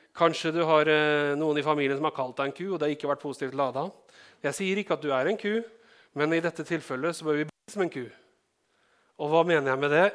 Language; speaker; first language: Norwegian; native; Norwegian